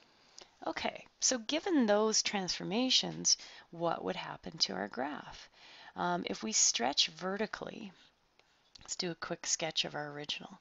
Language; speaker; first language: English; native; English